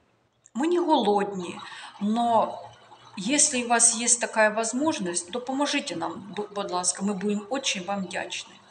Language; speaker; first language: Ukrainian; non-native, local second language; Russian